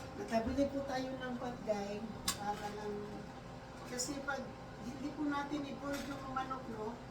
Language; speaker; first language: Filipino; non-native, local second language; Cebuano